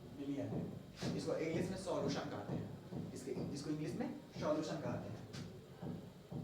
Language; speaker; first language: Hindi; native; Hindi